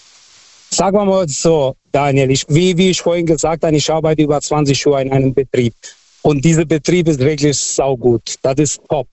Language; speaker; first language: German; early bilingual, other home language; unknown